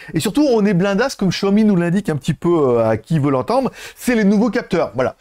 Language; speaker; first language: French; native; French